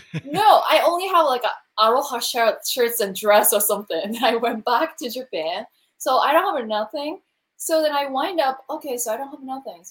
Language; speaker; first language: English; non-native, learner; Japanese